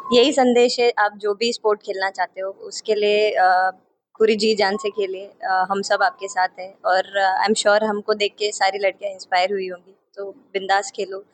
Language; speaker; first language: Hindi; native; Hindi